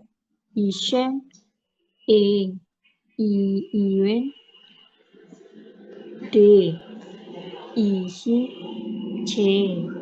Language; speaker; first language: Chinese; non-native, learner; Indonesian